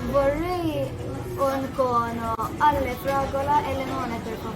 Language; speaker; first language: Italian; non-native, learner; Maltese